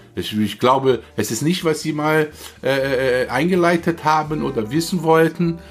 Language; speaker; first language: German; non-native, learner; Portuguese